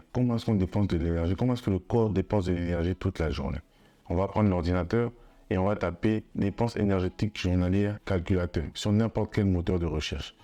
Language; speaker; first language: French; native; French